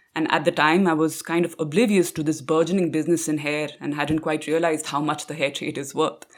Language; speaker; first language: English; non-native, local second language; Punjabi